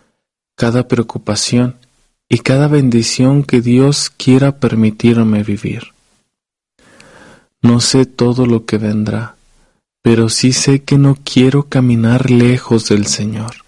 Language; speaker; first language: Spanish; native; Spanish